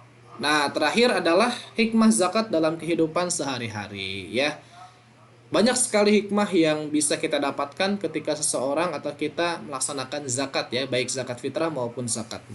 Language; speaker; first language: Indonesian; native; Indonesian